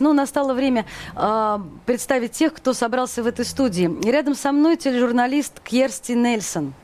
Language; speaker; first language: Russian; native; Russian